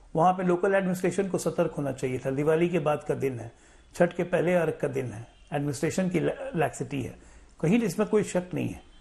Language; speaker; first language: Hindi; native; Hindi